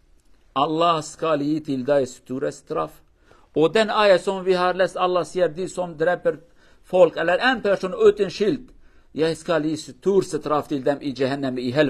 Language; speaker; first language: Norwegian; non-native, fluent; Kurdish